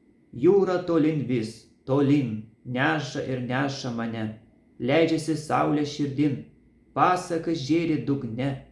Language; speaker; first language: Lithuanian; native; Lithuanian